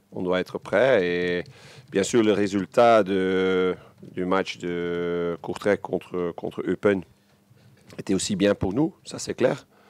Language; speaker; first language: French; non-native, local second language; Dutch